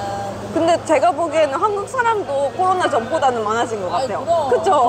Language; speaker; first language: Korean; non-native, fluent; Japanese